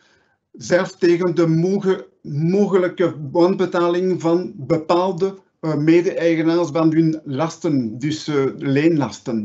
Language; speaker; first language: Dutch; non-native, local second language; French